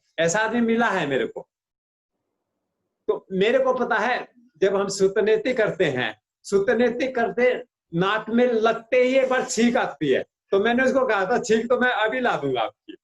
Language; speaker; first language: Hindi; native; Hindi